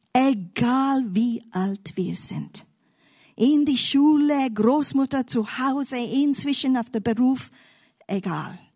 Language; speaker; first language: German; non-native, fluent; English